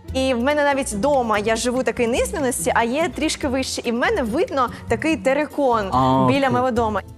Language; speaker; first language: Ukrainian; native; Ukrainian